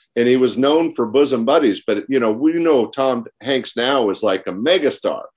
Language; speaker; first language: English; native; English